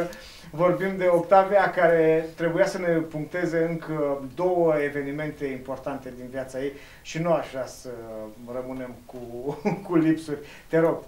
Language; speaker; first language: Romanian; native; Romanian